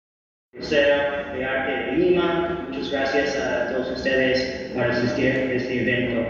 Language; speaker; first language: Spanish; non-native, fluent; English